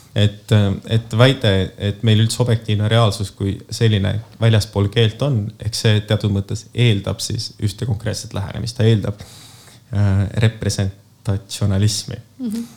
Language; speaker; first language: Estonian; native; Estonian